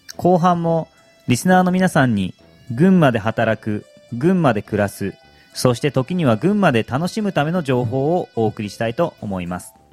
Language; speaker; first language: Japanese; native; Japanese